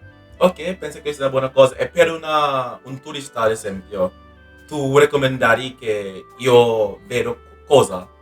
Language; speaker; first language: Italian; non-native, learner; English